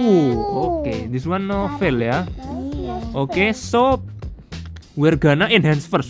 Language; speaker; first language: English; non-native, fluent; Indonesian